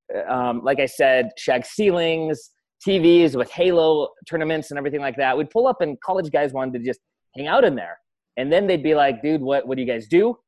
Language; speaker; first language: English; early bilingual, other home language; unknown